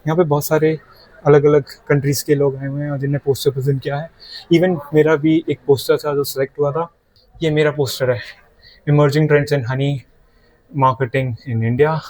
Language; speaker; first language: Hindi; native; Hindi